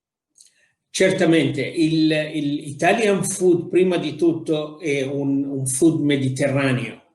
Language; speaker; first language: Italian; non-native, fluent; Arabic